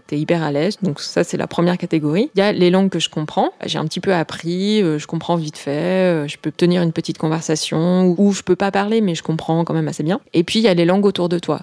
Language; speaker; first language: French; native; French